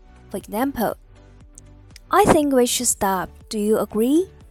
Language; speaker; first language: English; non-native, fluent; Chinese